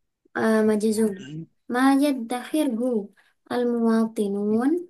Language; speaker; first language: Arabic; non-native, fluent; Indonesian